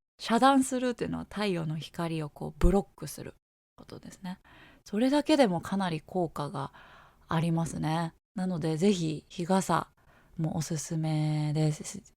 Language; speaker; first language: Japanese; native; Japanese